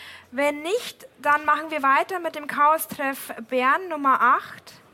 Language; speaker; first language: German; native; German